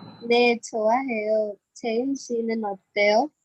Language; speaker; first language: Korean; non-native, learner; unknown